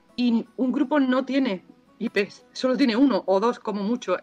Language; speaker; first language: Spanish; native; Spanish